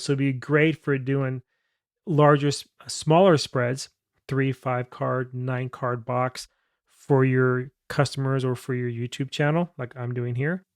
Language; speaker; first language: English; native; English